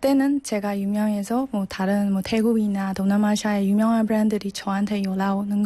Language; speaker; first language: Korean; non-native, learner; Burmese